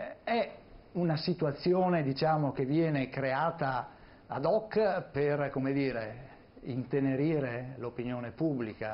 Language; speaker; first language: Italian; native; Italian